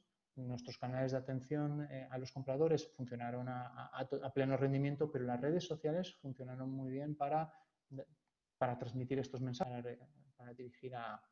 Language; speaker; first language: Spanish; native; Spanish